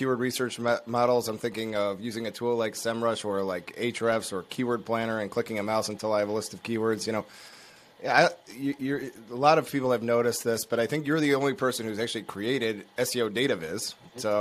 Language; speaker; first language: English; native; English